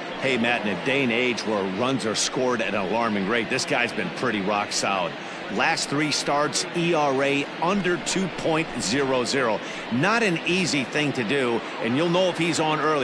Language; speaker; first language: English; native; English